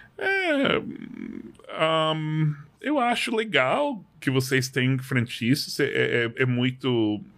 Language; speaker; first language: Portuguese; non-native, fluent; English